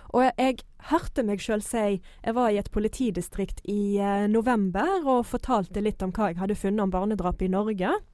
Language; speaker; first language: Norwegian; non-native, fluent; English